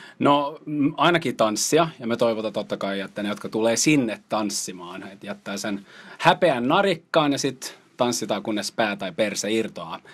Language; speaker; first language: Finnish; non-native, local second language; Swedish